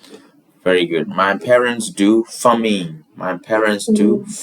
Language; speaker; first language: English; non-native, fluent; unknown